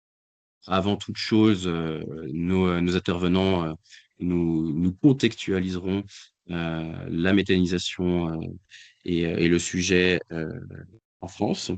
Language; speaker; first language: French; native; French